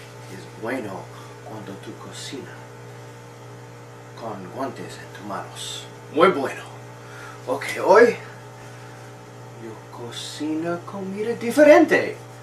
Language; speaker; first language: Spanish; non-native, learner; English